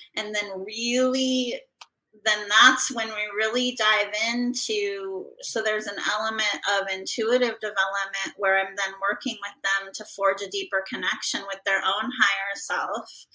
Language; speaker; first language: English; native; English